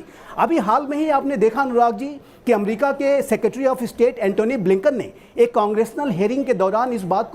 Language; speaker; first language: Hindi; native; Hindi